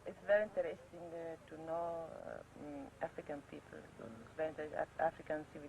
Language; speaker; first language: English; non-native, learner; French